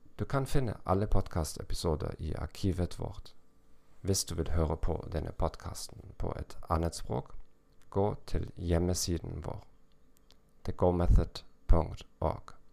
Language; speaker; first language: Norwegian; non-native, learner; German